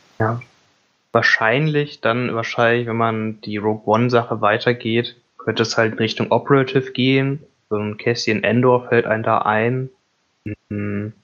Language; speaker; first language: German; native; German